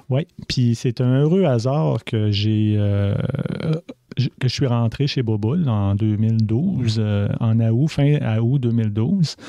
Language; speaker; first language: French; native; French